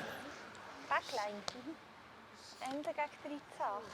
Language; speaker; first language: German; native; German